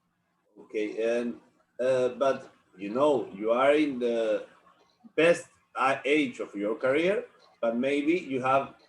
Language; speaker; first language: English; non-native, learner; Spanish